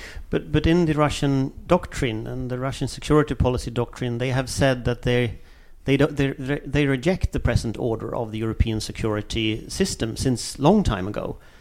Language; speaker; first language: English; non-native, fluent; Swedish